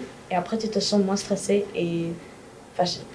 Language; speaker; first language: French; non-native, local second language; English